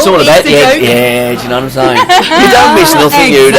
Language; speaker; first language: English; native; English